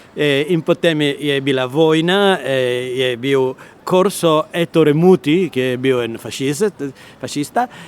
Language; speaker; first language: Slovenian; non-native, learner; Italian